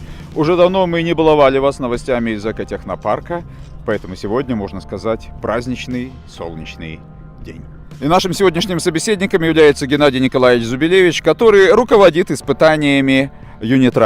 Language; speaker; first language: Russian; native; Russian